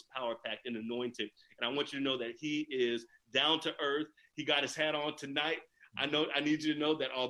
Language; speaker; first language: English; native; English